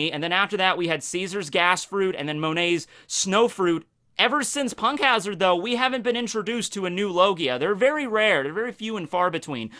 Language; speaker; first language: English; native; English